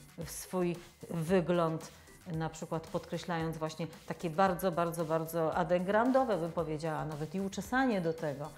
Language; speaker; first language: Polish; native; Polish